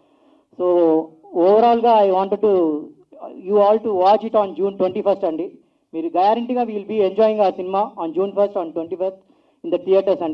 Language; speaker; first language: Telugu; native; Telugu